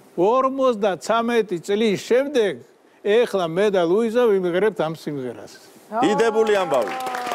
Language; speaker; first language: Georgian; native; Georgian